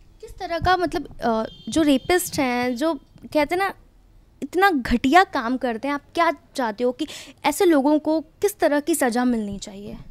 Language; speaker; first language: Hindi; native; Hindi